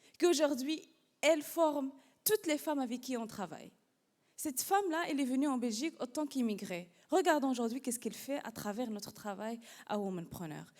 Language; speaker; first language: French; non-native, local second language; Arabic